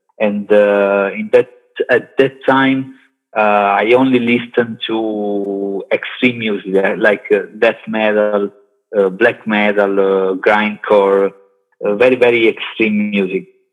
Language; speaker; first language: English; non-native, learner; Italian